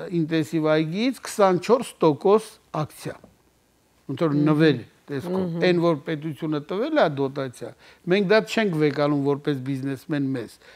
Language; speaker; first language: Armenian; native; Armenian